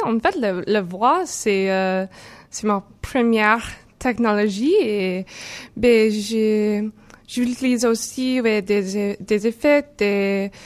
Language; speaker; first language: French; non-native, learner; English